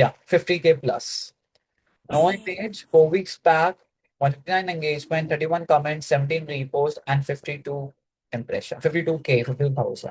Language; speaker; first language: English; non-native, local second language; Hindi